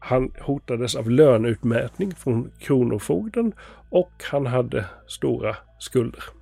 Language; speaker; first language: Swedish; native; Swedish